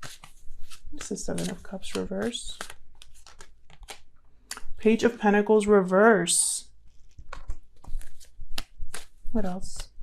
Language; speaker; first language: English; native; English